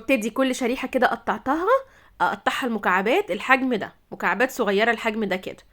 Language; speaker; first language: Arabic; native; Arabic